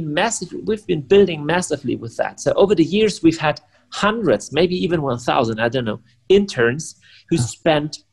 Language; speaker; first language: English; non-native, fluent; German